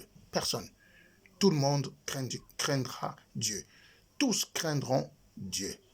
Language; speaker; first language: French; non-native, local second language; Lingala